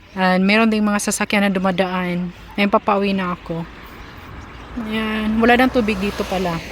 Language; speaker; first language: Filipino; native; Filipino